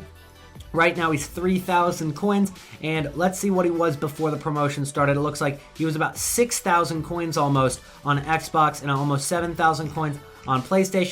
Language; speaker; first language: English; native; English